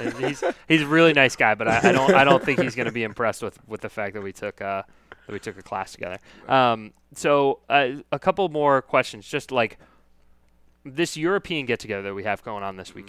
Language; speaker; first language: English; native; English